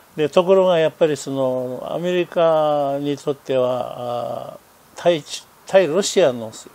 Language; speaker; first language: Japanese; non-native, fluent; Tibetan